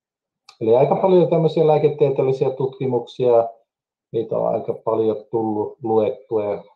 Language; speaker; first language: Finnish; native; Finnish